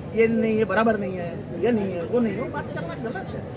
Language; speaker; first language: Hindi; non-native, local second language; Marathi